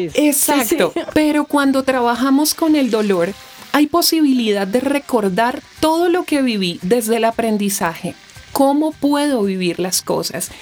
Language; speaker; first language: Spanish; native; Spanish